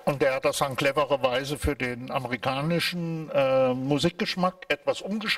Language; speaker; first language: German; native; German